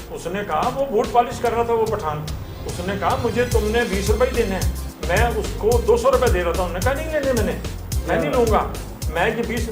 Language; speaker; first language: Urdu; non-native, local second language; Punjabi